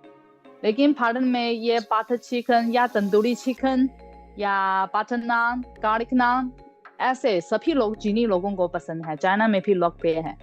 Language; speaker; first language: Hindi; non-native, fluent; Chinese